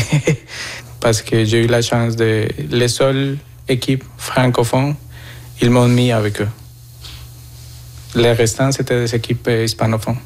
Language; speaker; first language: French; non-native, fluent; Spanish